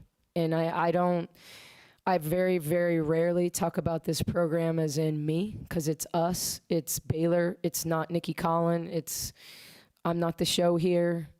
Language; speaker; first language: English; native; English